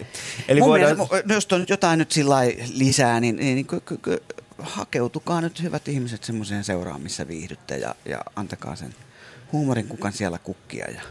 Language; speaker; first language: Finnish; native; Finnish